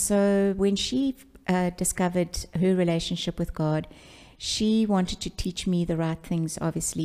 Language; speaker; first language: English; native; English